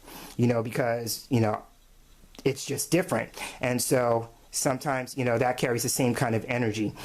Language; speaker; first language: English; native; English